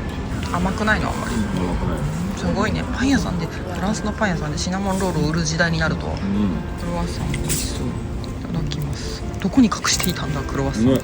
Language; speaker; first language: Japanese; native; Japanese